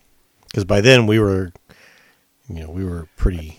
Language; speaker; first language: English; native; English